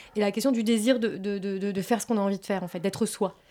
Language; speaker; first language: French; native; French